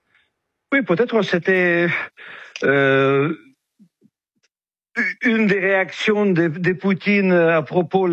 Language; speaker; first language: French; non-native, fluent; Ukrainian